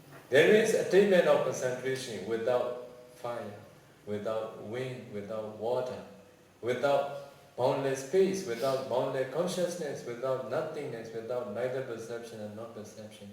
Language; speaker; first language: English; non-native, fluent; Burmese